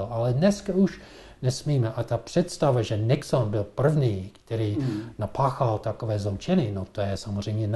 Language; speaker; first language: Czech; non-native, fluent; English